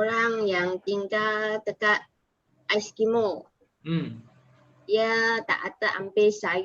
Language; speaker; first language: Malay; non-native, local second language; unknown